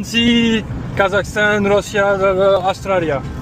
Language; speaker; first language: Russian; non-native, learner; French